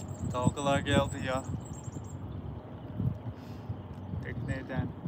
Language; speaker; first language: Turkish; non-native, learner; English